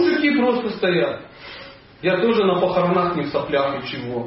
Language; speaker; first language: Russian; native; Russian